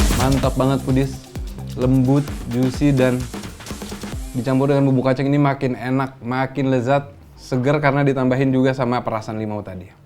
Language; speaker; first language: Indonesian; native; Indonesian